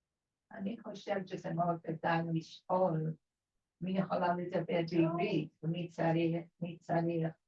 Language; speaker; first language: Hebrew; non-native, learner; English